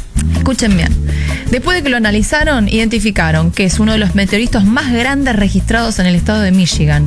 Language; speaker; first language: Spanish; native; Spanish